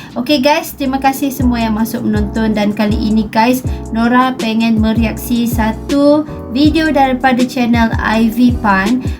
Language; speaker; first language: Malay; native; Malay